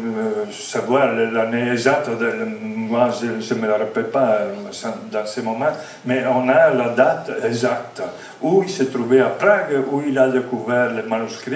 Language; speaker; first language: French; non-native, fluent; Italian